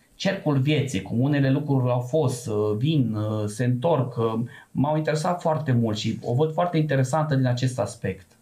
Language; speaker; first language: Romanian; non-native, local second language; Serbian